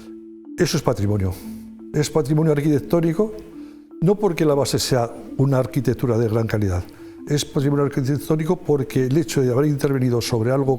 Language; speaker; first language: Spanish; native; Spanish